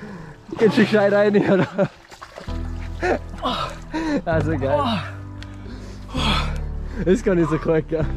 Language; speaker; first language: German; native; German